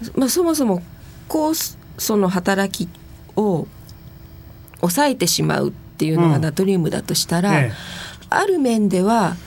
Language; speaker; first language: Japanese; native; Japanese